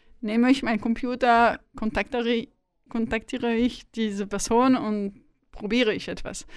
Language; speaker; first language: German; non-native, learner; French